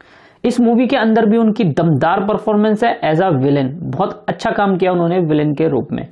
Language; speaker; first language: Hindi; native; Hindi